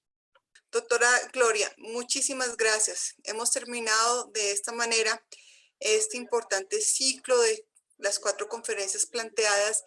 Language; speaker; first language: Spanish; native; Spanish